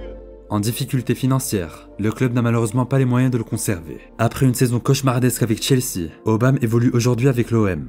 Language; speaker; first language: French; native; French